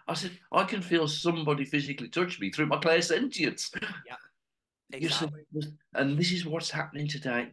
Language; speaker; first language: English; native; English